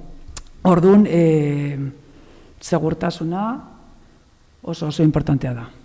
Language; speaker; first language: Basque; non-native, local second language; Spanish